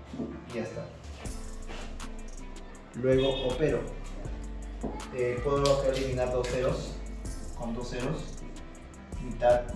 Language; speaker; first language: Spanish; native; Spanish